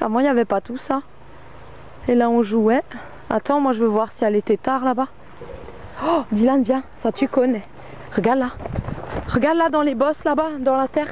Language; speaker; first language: French; native; French